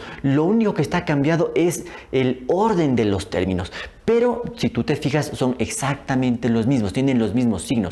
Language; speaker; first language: Spanish; native; Spanish